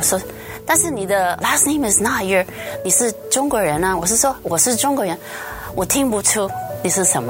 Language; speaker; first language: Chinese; early bilingual, heritage; Cantonese